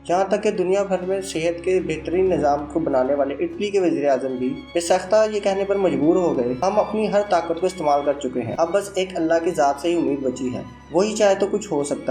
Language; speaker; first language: Urdu; native; Urdu